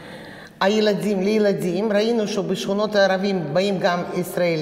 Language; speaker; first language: Hebrew; non-native, fluent; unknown